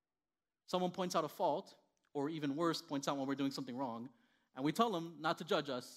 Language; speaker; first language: English; early bilingual, other home language; Spanish